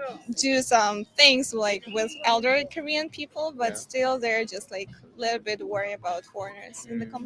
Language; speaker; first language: English; non-native, learner; Ukrainian